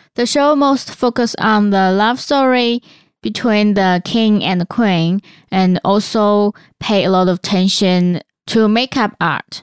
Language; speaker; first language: English; non-native, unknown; Chinese